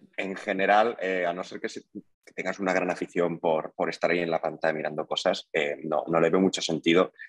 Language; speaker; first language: Spanish; native; Spanish